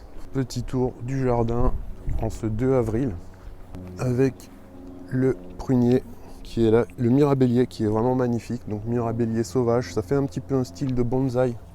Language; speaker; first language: French; native; French